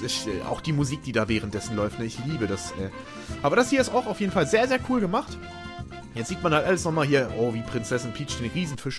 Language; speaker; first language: German; native; German